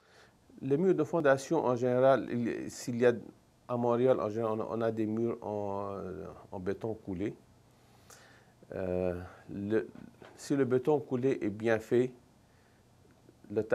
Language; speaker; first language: French; non-native, local second language; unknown